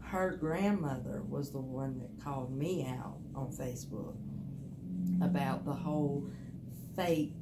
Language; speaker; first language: English; native; English